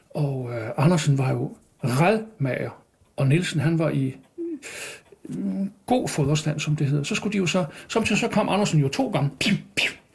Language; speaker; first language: Danish; native; Danish